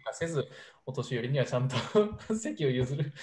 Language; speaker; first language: Japanese; native; Japanese